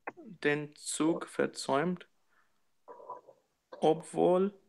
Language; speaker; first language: German; non-native, learner; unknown